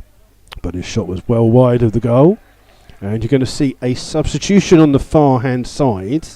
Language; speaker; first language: English; native; English